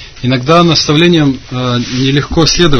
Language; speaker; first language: Russian; native; Russian